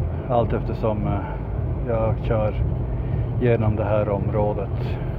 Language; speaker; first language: Swedish; native; Swedish